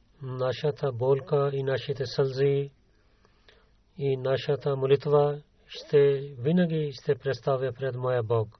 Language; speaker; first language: Bulgarian; non-native, learner; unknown